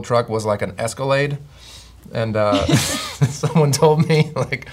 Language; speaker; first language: English; native; English